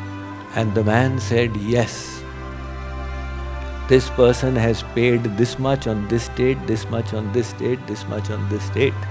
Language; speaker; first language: English; non-native, local second language; Hindi